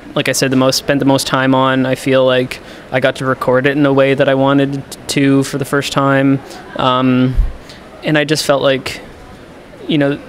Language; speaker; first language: English; native; English